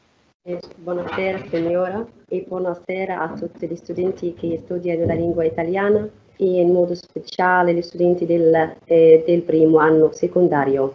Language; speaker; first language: Italian; non-native, fluent; Arabic